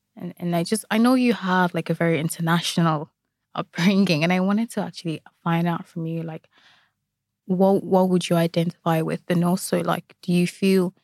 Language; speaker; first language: English; non-native, local second language; Igbo